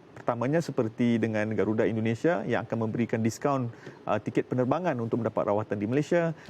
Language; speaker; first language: Malay; native; Malay